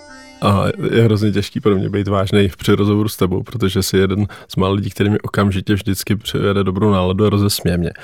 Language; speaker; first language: Czech; native; Czech